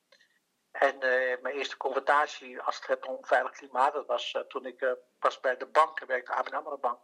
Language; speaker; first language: Dutch; early bilingual, other home language; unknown